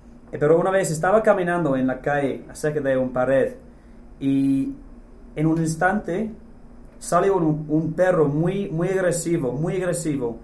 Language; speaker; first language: Spanish; non-native, fluent; English